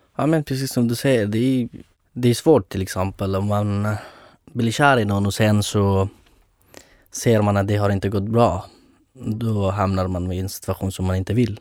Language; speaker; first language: Swedish; non-native, fluent; Arabic